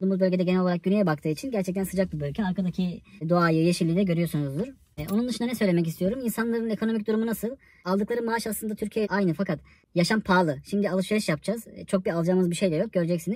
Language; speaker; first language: Turkish; native; Turkish